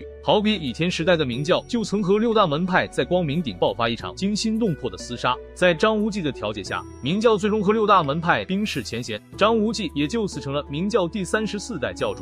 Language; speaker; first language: Chinese; native; Chinese